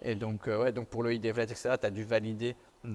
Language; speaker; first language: French; native; French